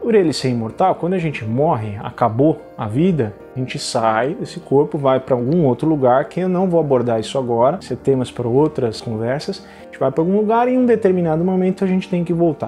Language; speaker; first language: Portuguese; native; Portuguese